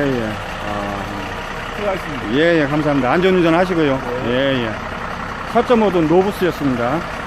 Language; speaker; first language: Korean; native; Korean